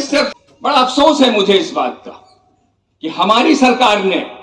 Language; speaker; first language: Hindi; native; Hindi